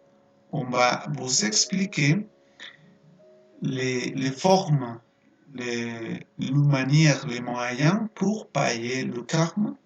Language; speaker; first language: French; non-native, fluent; Spanish